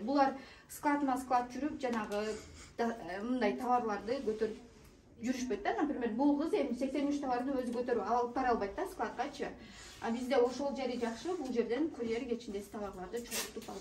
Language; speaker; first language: Kyrgyz; native; Kyrgyz